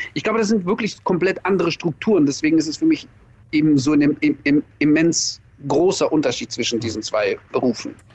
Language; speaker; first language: German; early bilingual, other home language; Russian